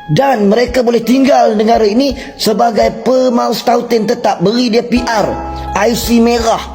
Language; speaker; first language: Malay; native; Malay